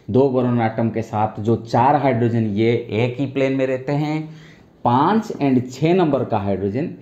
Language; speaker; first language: Hindi; non-native, local second language; Bangla